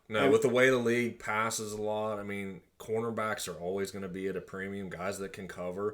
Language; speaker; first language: English; native; English